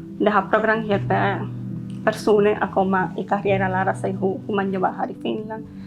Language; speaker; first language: Swedish; non-native, fluent; Spanish